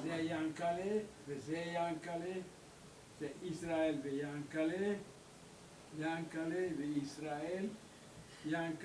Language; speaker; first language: Hebrew; non-native, learner; German